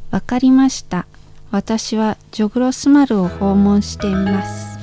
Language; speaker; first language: Japanese; non-native, fluent; Indonesian